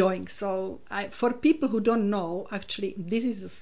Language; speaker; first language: English; non-native, fluent; Slovak